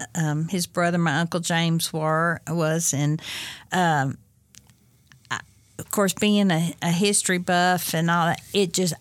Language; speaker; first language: English; native; English